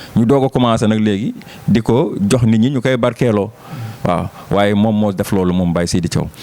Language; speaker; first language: Wolof; native; Wolof